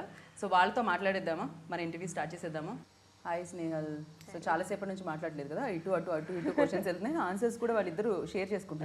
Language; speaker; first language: Telugu; native; Telugu